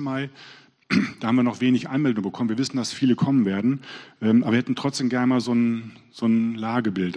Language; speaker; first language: German; native; German